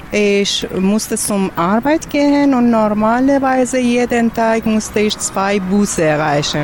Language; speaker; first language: German; non-native, learner; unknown